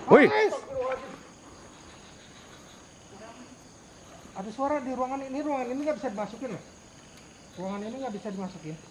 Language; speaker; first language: English; non-native, learner; Indonesian